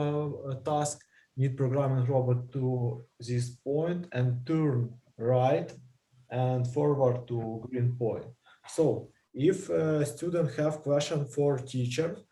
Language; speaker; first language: English; non-native, learner; Russian